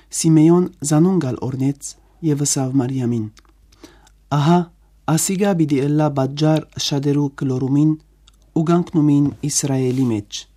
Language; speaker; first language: Armenian; native; Armenian